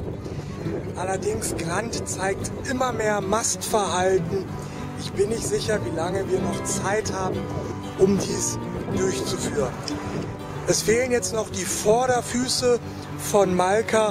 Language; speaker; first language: German; native; German